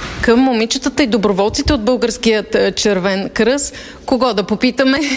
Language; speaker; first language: Bulgarian; native; Bulgarian